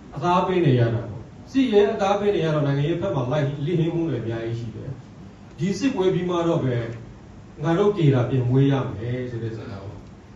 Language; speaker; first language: Burmese; non-native, local second language; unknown